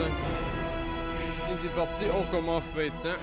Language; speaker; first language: French; native; French